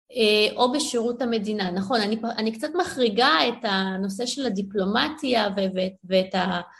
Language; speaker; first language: Hebrew; early bilingual, other home language; Ukrainian